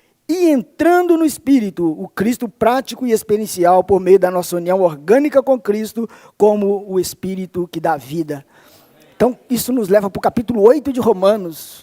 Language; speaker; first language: Portuguese; native; Portuguese